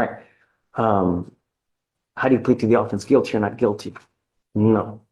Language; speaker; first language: English; native; English